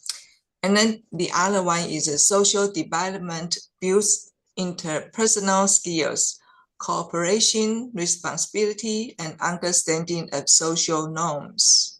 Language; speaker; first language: English; non-native, fluent; Chinese